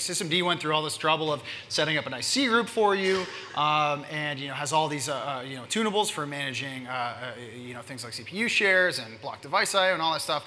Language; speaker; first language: English; native; English